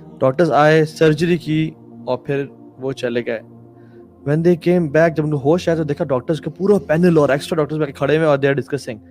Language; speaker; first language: Urdu; native; Urdu